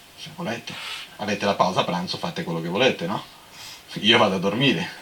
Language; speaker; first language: Italian; non-native, fluent; Portuguese